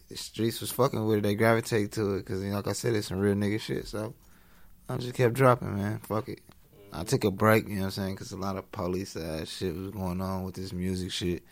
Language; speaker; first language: English; native; English